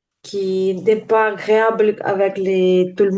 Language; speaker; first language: French; non-native, learner; Ukrainian